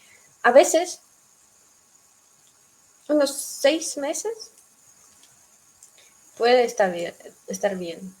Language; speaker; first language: Spanish; non-native, fluent; Russian